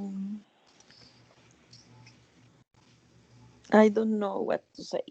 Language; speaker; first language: English; non-native, learner; Spanish